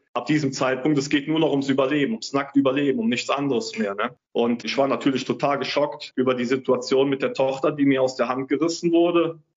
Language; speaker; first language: German; native; German